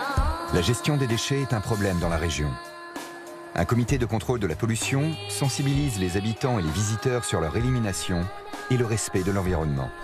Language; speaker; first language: French; native; French